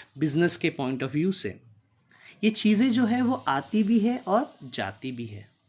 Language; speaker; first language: Hindi; non-native, local second language; Tulu